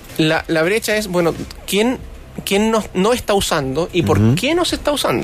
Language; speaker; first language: Spanish; native; Spanish